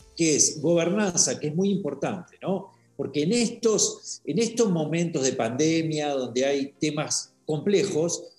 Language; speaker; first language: Spanish; native; Spanish